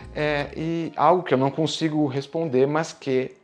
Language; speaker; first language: Portuguese; native; Portuguese